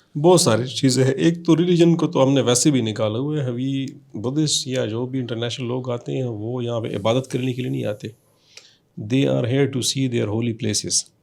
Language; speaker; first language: Urdu; non-native, local second language; Pashto